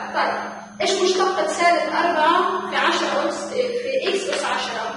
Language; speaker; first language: Arabic; native; Arabic